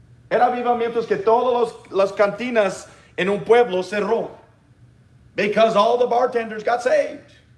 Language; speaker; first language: Spanish; non-native, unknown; English